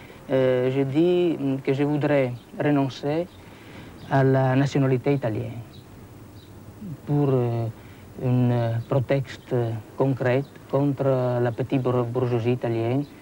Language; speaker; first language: French; non-native, fluent; Italian